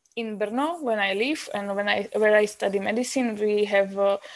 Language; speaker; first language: English; non-native, fluent; Slovak